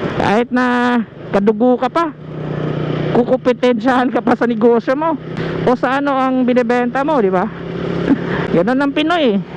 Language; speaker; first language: Filipino; non-native, local second language; Cebuano